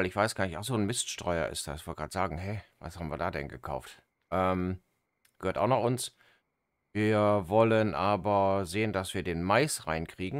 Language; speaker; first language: German; native; German